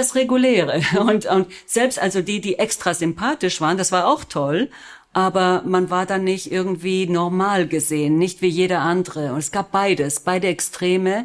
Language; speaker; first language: German; non-native, fluent; Spanish